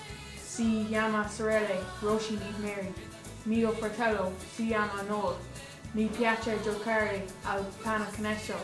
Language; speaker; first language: Italian; non-native, learner; English